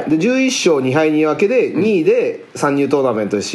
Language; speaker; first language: Japanese; native; Japanese